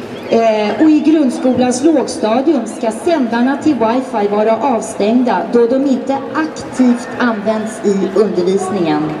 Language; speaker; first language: Swedish; native; Swedish